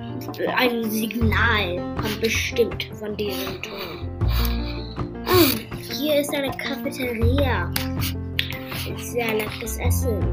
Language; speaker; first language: German; non-native, learner; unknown